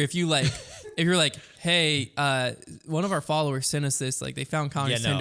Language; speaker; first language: English; native; English